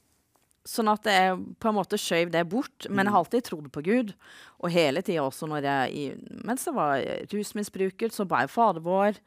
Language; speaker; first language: Norwegian; native; Norwegian